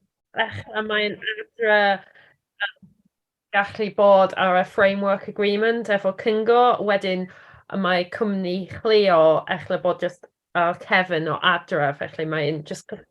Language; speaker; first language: Welsh; non-native, learner; English